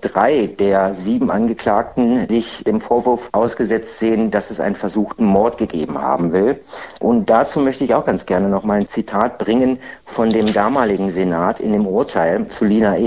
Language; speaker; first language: German; native; German